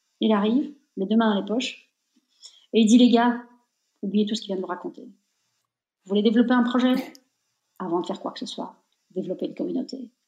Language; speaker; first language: French; native; French